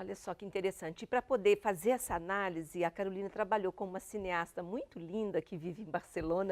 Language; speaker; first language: Portuguese; native; Portuguese